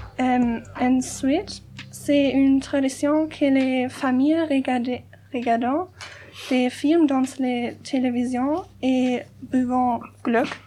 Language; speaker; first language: French; non-native, learner; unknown